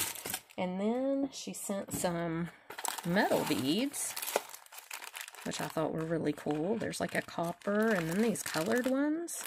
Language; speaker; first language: English; native; English